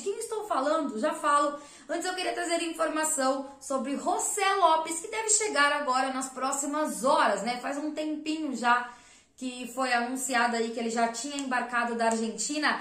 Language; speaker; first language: Portuguese; native; Portuguese